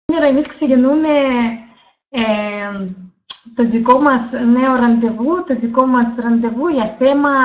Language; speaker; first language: Greek; non-native, learner; Russian